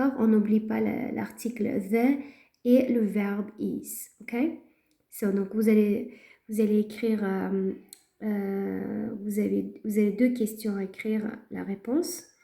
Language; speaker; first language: French; non-native, fluent; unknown